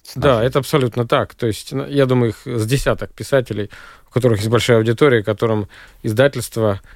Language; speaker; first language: Russian; native; Russian